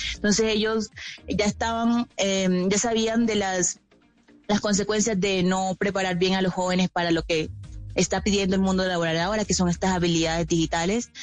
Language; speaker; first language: Spanish; native; Spanish